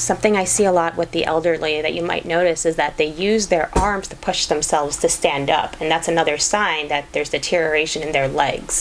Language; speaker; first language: English; native; English